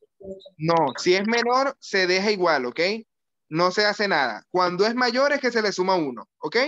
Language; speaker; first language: Spanish; native; Spanish